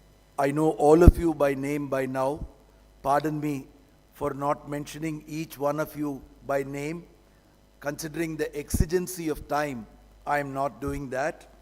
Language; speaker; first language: English; non-native, local second language; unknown